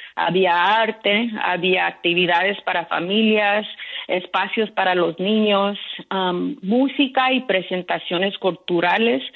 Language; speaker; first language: Spanish; early bilingual, heritage; Spanish